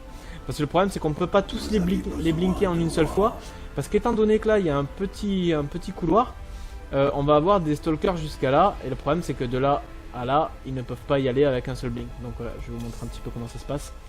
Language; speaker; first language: French; native; French